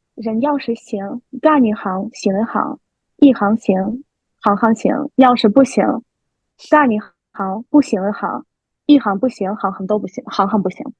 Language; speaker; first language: Chinese; non-native, fluent; Russian